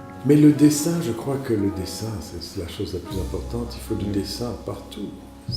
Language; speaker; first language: French; non-native, fluent; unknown